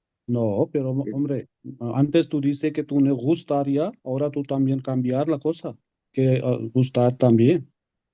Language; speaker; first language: Spanish; non-native, learner; Urdu